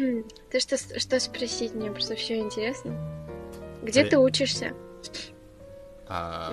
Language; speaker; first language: Russian; non-native, local second language; Kazakh